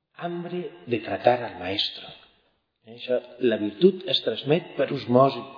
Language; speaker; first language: Spanish; non-native, local second language; Catalan